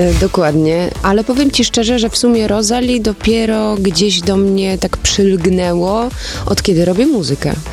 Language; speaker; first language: Polish; early bilingual, other home language; German